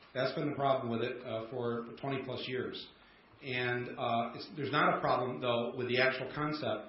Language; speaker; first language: English; native; English